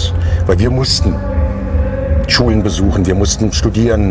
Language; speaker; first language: German; native; German